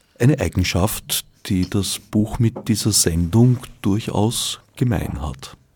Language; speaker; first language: German; native; German